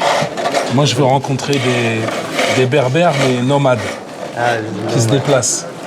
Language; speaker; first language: French; native; French